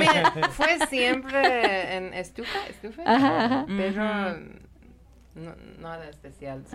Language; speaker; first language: Spanish; non-native, learner; Persian